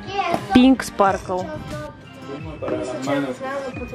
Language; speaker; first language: Russian; native; Russian